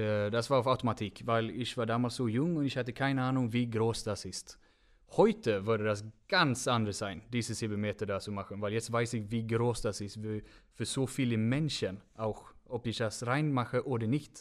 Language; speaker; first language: German; non-native, fluent; Swedish